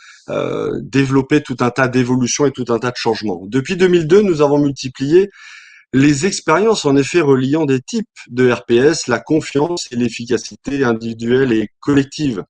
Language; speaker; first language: French; native; French